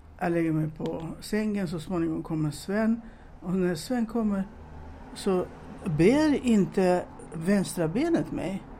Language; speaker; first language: Swedish; non-native, fluent; Romanian